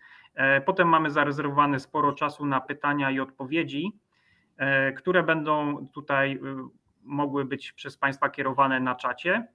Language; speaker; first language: Polish; native; Polish